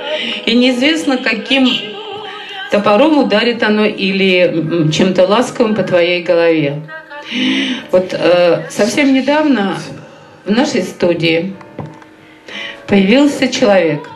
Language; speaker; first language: Russian; native; Russian